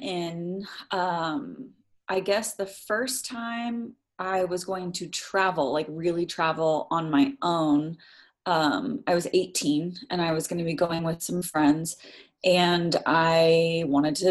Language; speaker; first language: English; native; English